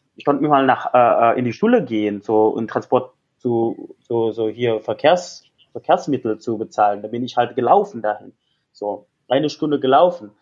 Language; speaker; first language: German; non-native, fluent; Indonesian